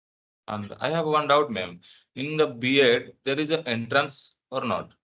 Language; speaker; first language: English; non-native, learner; Odia